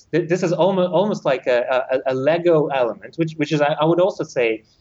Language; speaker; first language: English; non-native, fluent; Russian